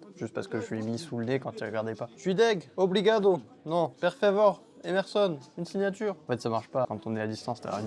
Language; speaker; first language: French; native; French